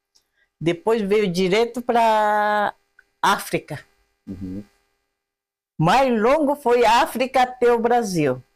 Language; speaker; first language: Portuguese; non-native, fluent; Japanese